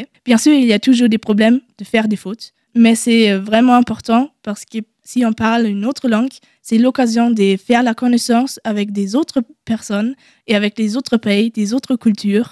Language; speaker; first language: French; non-native, learner; German